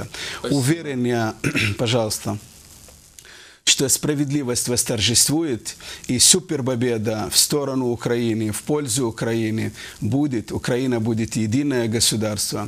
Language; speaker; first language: Russian; non-native, fluent; Arabic